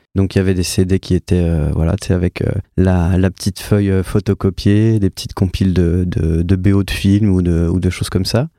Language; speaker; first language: French; native; French